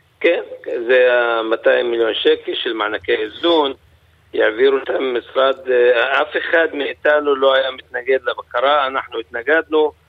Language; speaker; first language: Hebrew; non-native, local second language; Arabic